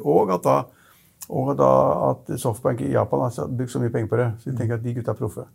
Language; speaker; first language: Norwegian; native; Norwegian